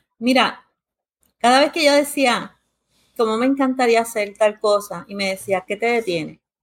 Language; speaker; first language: Spanish; early bilingual, heritage; Spanish